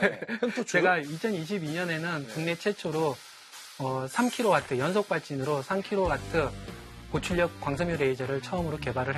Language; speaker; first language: Korean; native; Korean